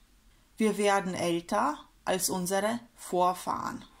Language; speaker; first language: German; non-native, fluent; Romanian